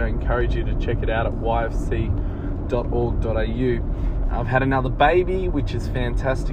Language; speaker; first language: English; native; English